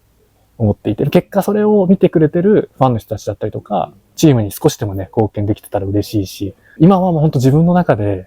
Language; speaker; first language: Japanese; native; Japanese